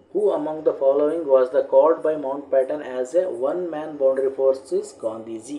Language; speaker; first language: English; non-native, local second language; Kannada